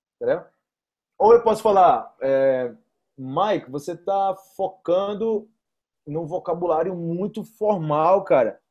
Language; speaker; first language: Portuguese; native; Portuguese